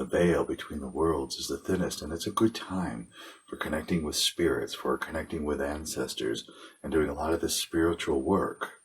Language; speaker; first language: English; native; English